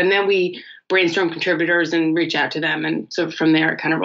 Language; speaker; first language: English; native; English